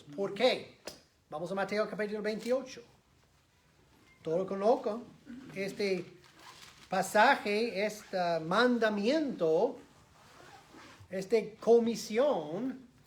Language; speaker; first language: Spanish; non-native, fluent; English